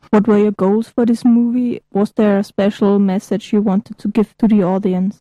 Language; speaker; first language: English; non-native, fluent; German